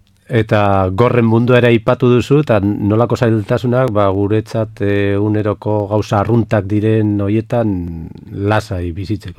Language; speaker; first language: Basque; native; Basque